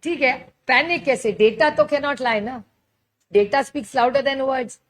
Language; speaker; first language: Hindi; non-native, local second language; Marathi